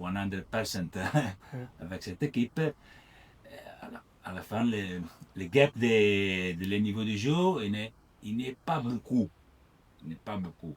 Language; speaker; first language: French; non-native, learner; Italian